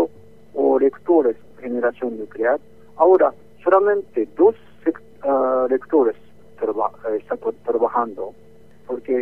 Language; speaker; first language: Spanish; non-native, learner; Japanese